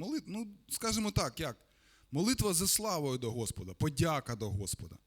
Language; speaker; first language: Ukrainian; non-native, local second language; Russian